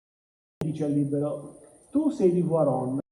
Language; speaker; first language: Italian; native; Italian